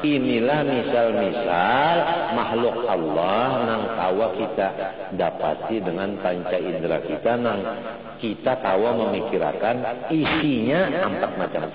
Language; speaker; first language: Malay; non-native, local second language; Banjar